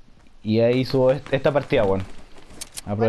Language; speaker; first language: Spanish; native; Spanish